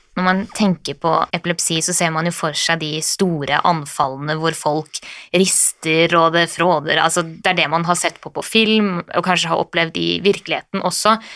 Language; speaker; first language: Norwegian; native; Norwegian